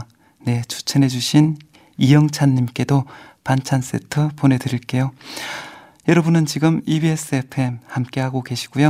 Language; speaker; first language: Korean; native; Korean